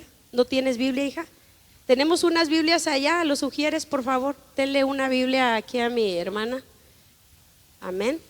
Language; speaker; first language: Spanish; native; Spanish